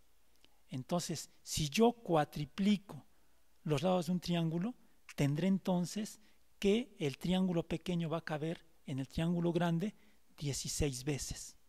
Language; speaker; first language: Spanish; native; Spanish